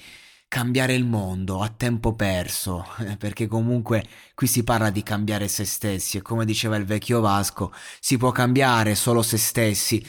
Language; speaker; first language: Italian; native; Italian